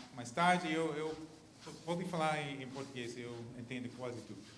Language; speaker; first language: Portuguese; non-native, learner; English